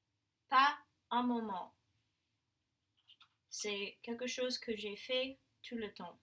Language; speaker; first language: French; non-native, fluent; English